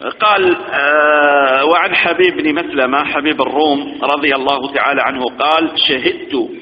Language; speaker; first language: Arabic; native; Arabic